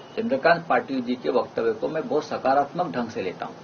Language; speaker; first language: Hindi; non-native, local second language; Marathi